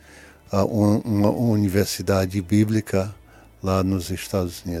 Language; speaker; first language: Portuguese; early bilingual, other home language; English